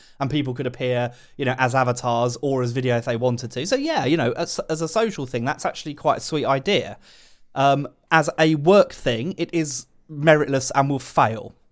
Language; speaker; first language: English; native; English